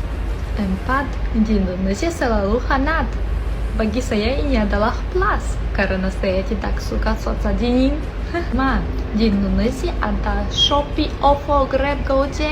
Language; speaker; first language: Indonesian; non-native, fluent; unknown